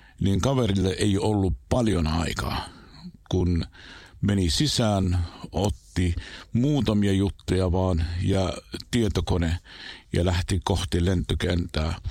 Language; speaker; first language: Finnish; non-native, fluent; Arabic